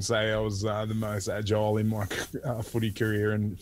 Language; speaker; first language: English; native; English